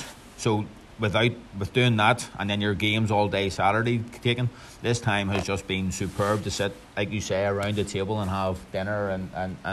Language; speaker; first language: English; native; English